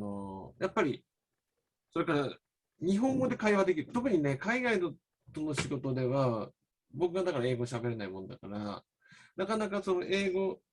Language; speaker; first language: Japanese; native; Japanese